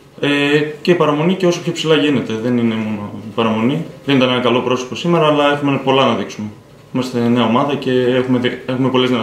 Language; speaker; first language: Greek; native; Greek